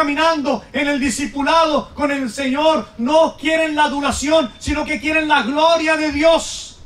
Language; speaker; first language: Spanish; native; Spanish